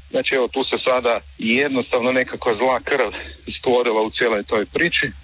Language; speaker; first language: Croatian; native; Croatian